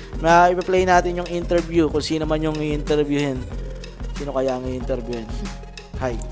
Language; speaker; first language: Filipino; native; Filipino